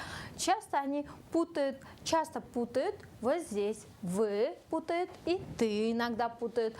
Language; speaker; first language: Russian; non-native, local second language; Kyrgyz